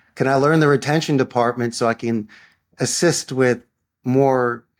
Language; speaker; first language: English; native; English